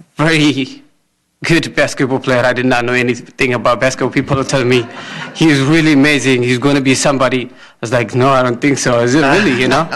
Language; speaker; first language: English; non-native, fluent; Amharic